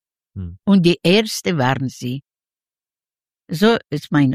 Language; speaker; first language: German; non-native, learner; Yiddish